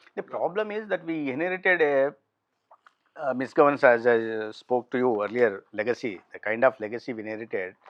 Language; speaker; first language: English; non-native, local second language; Telugu